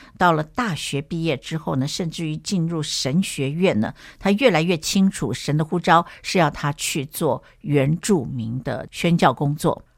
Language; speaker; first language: Chinese; native; Chinese